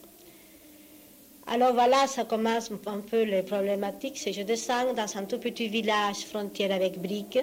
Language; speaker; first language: French; non-native, fluent; Spanish